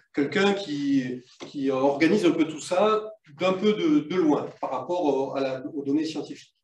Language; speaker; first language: French; native; French